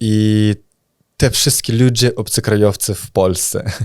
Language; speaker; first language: Polish; non-native, fluent; Russian